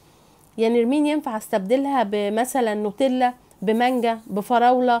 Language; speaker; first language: Arabic; native; Arabic